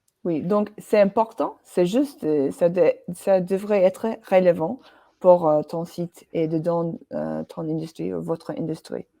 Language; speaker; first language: French; non-native, fluent; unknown